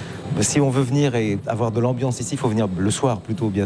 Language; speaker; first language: French; native; French